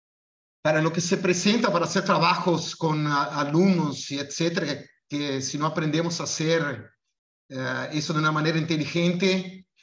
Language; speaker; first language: Spanish; non-native, fluent; Portuguese